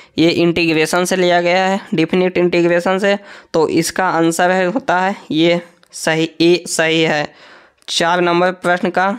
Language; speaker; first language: Hindi; native; Hindi